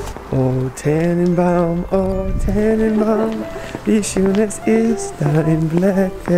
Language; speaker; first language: German; non-native, learner; English